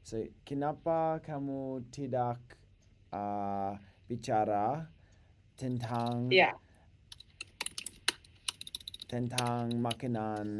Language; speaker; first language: Indonesian; non-native, learner; English